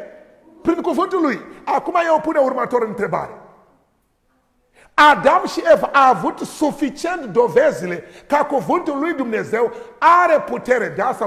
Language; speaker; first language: Romanian; non-native, learner; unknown